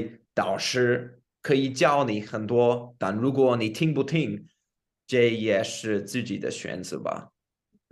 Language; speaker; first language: Chinese; non-native, fluent; English